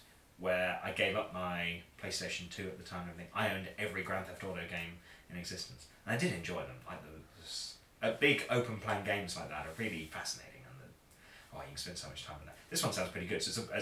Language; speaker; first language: English; native; English